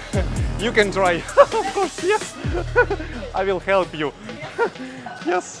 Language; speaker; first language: English; non-native, learner; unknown